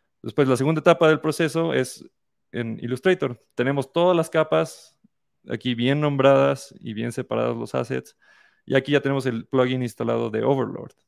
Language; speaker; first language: Spanish; native; Spanish